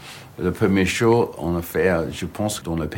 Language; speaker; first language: French; non-native, learner; English